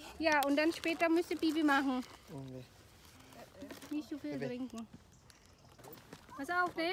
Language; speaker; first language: German; non-native, learner; Filipino